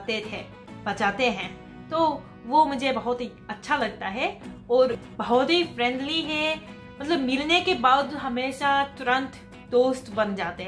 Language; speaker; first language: Hindi; non-native, fluent; Japanese